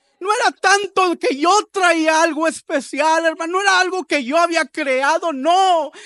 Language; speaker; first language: Spanish; early bilingual, heritage; Spanish